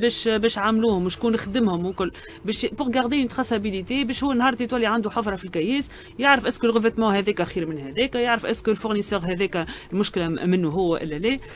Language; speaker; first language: Arabic; native; Arabic